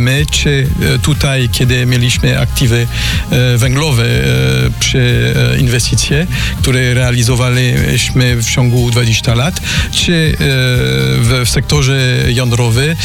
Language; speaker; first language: Polish; non-native, learner; French